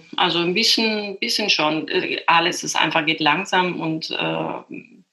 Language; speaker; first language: German; non-native, fluent; Italian